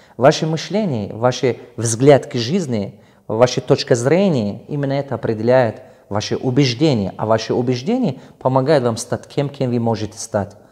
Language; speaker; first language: Russian; non-native, local second language; Tajik